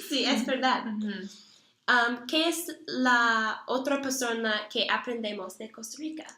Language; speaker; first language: Spanish; non-native, learner; English